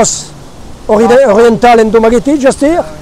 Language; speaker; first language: English; non-native, learner; French